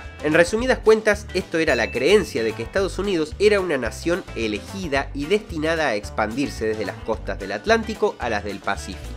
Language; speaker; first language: Spanish; native; Spanish